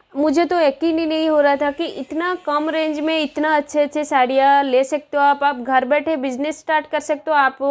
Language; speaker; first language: Hindi; non-native, local second language; Bangla